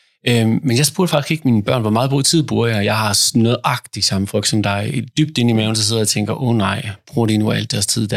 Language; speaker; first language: Danish; native; Danish